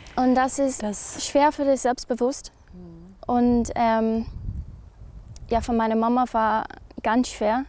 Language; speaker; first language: German; non-native, learner; English